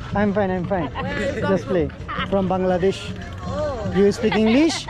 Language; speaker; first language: English; non-native, local second language; Bangla